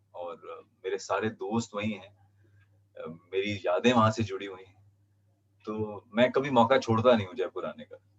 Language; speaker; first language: Hindi; non-native, local second language; Punjabi